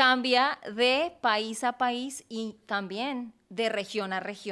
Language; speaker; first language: Spanish; native; Spanish